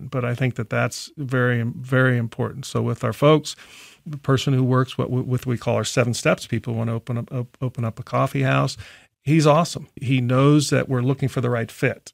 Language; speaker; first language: English; native; English